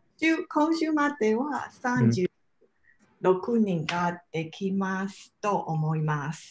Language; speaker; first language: Japanese; non-native, learner; Chinese